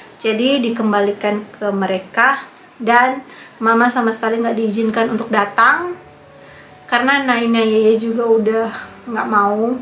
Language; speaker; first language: Indonesian; native; Indonesian